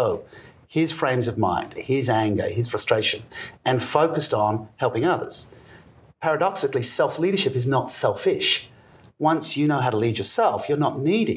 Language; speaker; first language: English; native; English